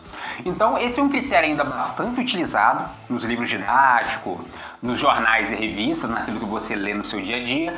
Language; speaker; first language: Portuguese; native; Portuguese